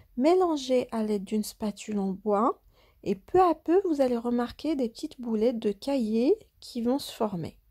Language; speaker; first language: French; non-native, local second language; Arabic